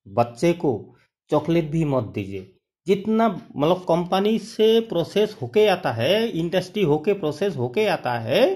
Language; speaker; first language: Hindi; non-native, local second language; Bangla